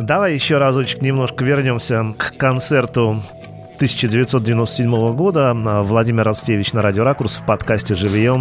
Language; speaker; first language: Russian; native; Russian